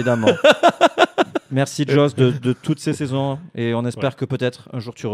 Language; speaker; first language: French; native; French